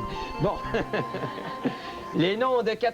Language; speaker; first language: French; native; French